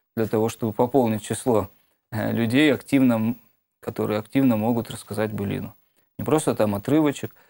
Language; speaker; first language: Russian; native; Russian